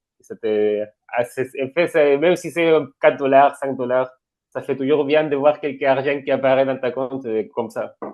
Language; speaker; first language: French; non-native, fluent; Spanish